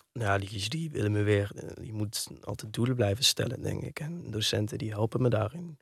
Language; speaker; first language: Dutch; native; Dutch